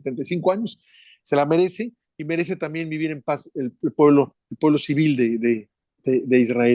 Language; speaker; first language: Spanish; native; Spanish